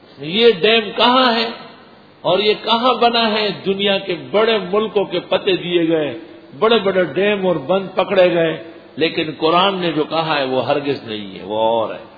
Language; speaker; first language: Urdu; non-native, local second language; Pashto